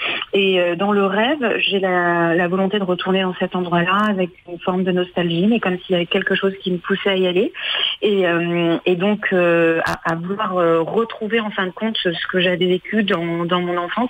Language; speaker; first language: French; native; French